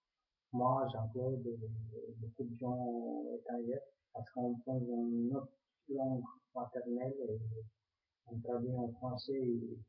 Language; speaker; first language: French; non-native, fluent; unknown